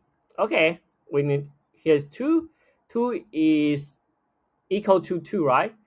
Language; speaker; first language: English; non-native, fluent; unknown